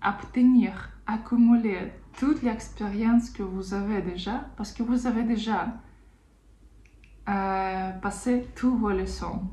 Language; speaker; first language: French; non-native, fluent; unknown